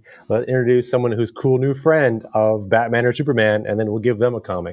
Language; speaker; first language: English; native; English